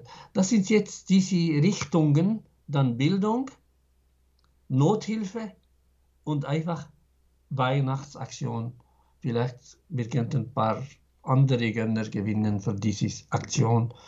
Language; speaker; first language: German; non-native, fluent; Arabic